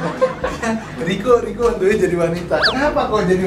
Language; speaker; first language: Indonesian; native; Indonesian